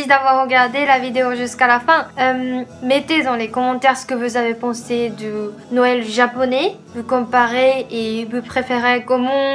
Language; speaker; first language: French; non-native, fluent; Japanese